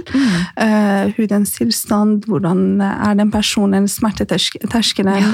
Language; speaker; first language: Norwegian; non-native, fluent; Persian